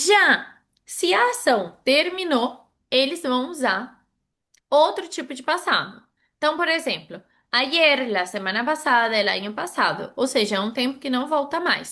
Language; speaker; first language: Portuguese; non-native, fluent; Spanish